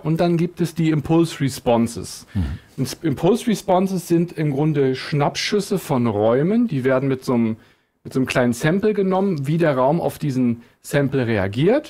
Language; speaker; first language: German; native; German